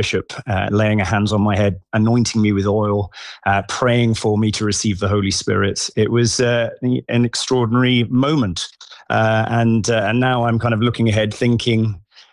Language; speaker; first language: English; native; English